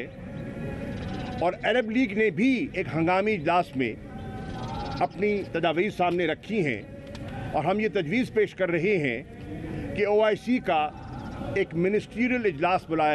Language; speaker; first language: Urdu; non-native, local second language; Saraiki